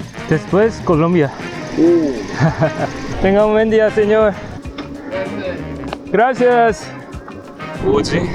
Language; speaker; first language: Spanish; non-native, learner; Korean